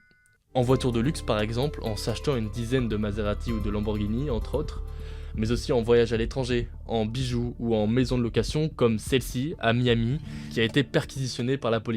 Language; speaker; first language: French; native; French